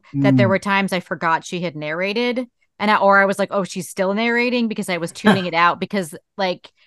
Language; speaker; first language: English; native; English